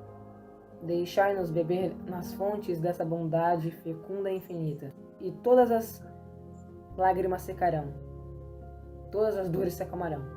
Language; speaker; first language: Portuguese; native; Portuguese